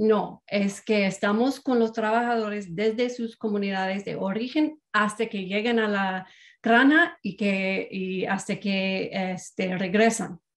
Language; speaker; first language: Spanish; non-native, fluent; English